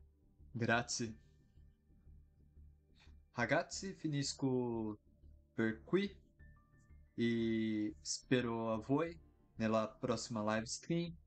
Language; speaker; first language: Italian; non-native, learner; Portuguese